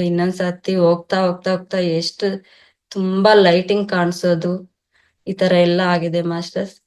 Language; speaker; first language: Kannada; non-native, local second language; Telugu